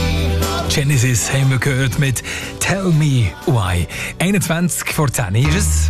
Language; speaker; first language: German; native; German